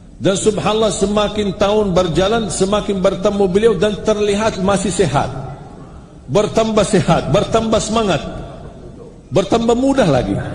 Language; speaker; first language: Malay; non-native, fluent; Arabic